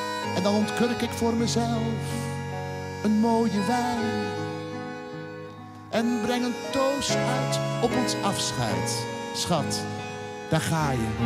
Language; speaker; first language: Dutch; native; Dutch